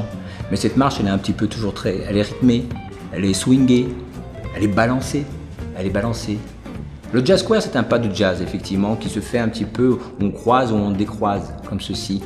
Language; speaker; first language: French; native; French